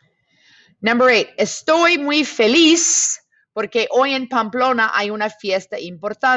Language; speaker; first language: Spanish; non-native, fluent; English